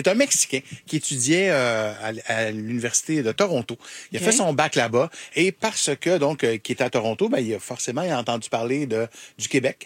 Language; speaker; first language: French; native; French